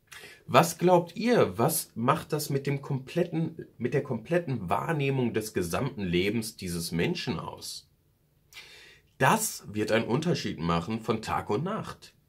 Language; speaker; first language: German; native; German